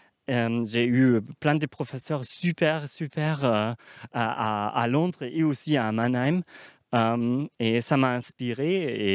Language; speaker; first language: French; non-native, fluent; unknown